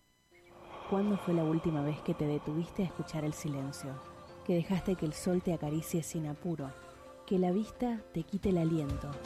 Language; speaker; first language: Spanish; native; Spanish